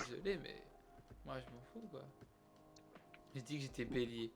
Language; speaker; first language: French; native; French